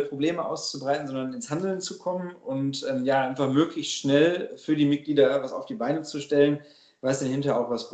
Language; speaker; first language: German; native; German